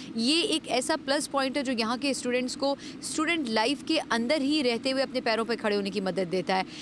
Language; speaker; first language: Urdu; native; Urdu